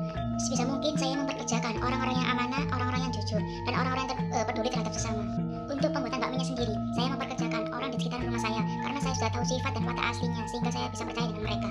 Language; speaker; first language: Indonesian; native; Indonesian